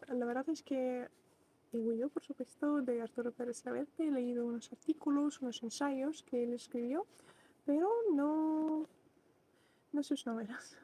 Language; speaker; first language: Spanish; non-native, fluent; Russian